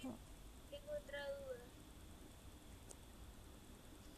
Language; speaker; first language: Spanish; native; Spanish